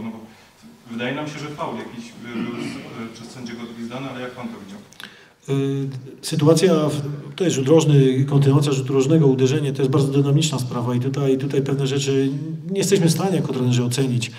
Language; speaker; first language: Polish; native; Polish